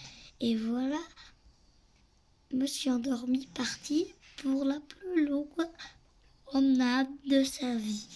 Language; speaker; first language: French; native; French